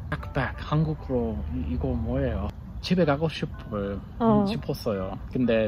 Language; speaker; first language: Korean; non-native, learner; English